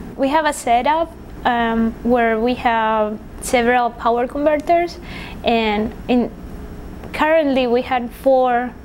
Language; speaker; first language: English; non-native, fluent; Spanish